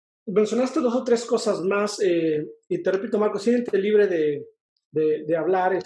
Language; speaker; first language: Spanish; native; Spanish